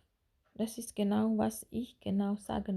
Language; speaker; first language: German; non-native, learner; Indonesian